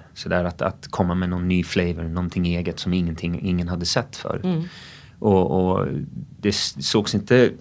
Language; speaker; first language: Swedish; early bilingual, other home language; English